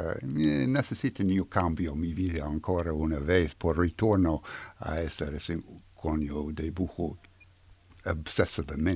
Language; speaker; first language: Spanish; non-native, learner; French